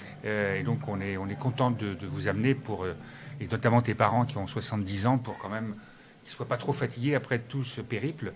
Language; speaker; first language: French; native; French